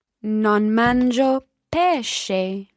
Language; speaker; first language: Italian; non-native, learner; English